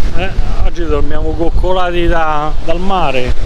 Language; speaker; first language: Italian; native; Italian